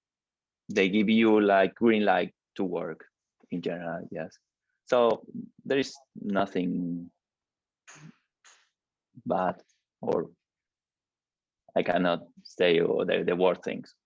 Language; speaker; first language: English; non-native, learner; Spanish